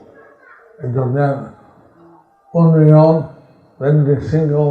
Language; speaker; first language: Spanish; non-native, learner; English